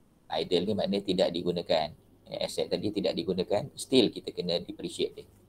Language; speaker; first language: English; non-native, local second language; Malay